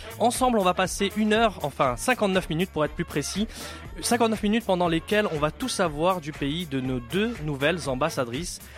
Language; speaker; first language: French; native; French